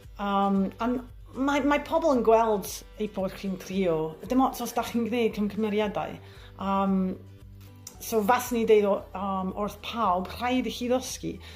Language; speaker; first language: Welsh; non-native, learner; English